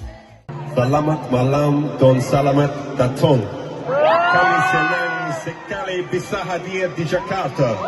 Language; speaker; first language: Indonesian; non-native, learner; English